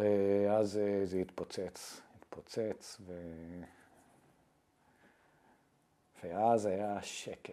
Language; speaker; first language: Hebrew; non-native, fluent; English